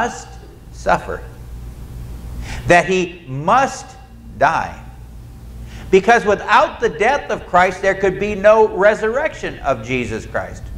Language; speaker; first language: English; native; English